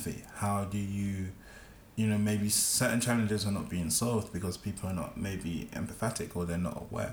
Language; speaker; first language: English; native; English